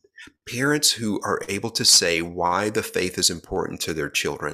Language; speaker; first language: English; native; English